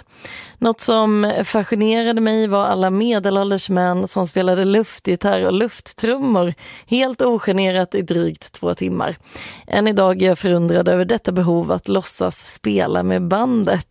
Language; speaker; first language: Swedish; native; Swedish